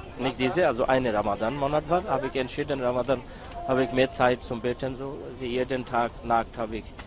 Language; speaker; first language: German; non-native, learner; Bangla